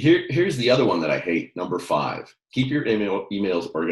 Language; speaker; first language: English; native; English